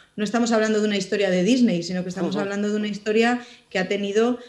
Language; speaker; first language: Spanish; native; Spanish